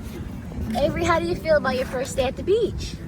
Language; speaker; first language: English; native; English